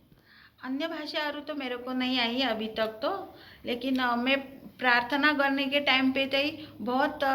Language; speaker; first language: Hindi; early bilingual, heritage; Hindi